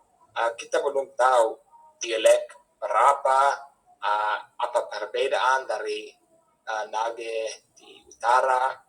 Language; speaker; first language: Indonesian; non-native, fluent; English